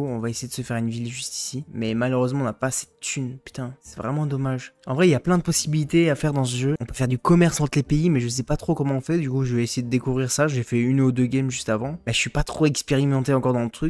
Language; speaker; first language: French; native; French